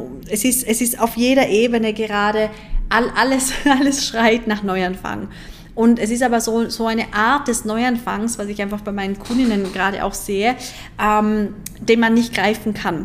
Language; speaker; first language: German; native; German